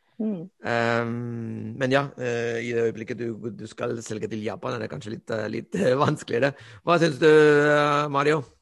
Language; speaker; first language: Norwegian; non-native, fluent; Spanish